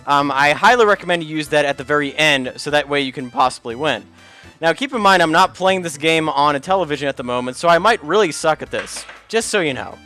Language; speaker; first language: English; native; English